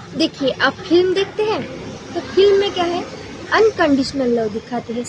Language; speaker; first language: Hindi; non-native, local second language; Marathi